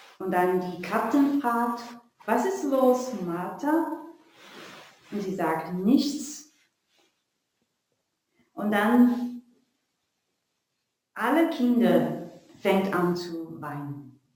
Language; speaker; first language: German; non-native, learner; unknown